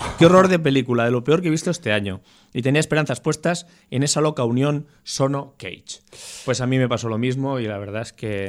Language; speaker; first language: Spanish; native; Spanish